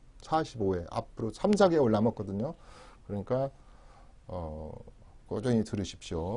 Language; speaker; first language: Korean; native; Korean